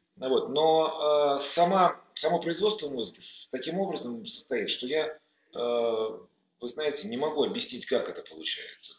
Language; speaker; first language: Russian; native; Russian